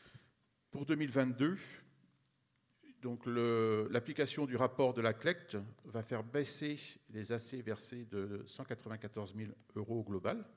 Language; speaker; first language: French; native; French